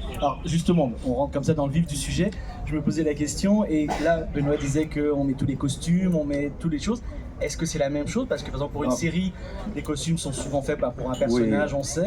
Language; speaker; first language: French; native; French